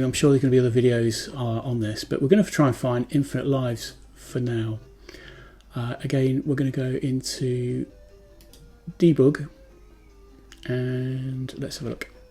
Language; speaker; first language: English; native; English